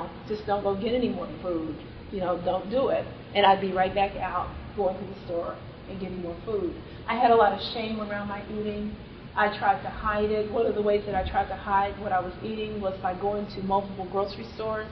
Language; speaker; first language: English; native; English